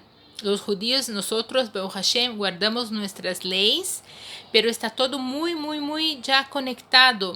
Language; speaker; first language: Spanish; non-native, fluent; Portuguese